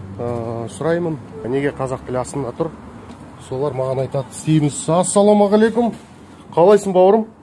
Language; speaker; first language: Kazakh; native; Kazakh